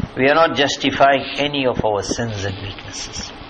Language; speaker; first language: English; early bilingual, other home language; Urdu